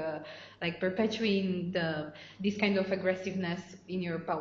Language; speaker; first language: English; non-native, fluent; Romanian